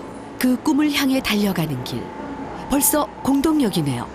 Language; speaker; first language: Korean; native; Korean